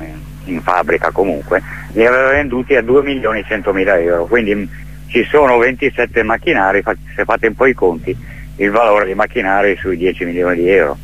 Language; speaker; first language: Italian; native; Italian